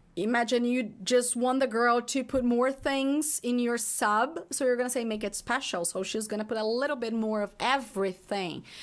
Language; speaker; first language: English; non-native, fluent; Portuguese